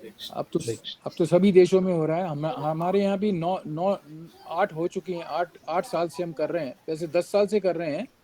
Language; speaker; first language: Hindi; native; Hindi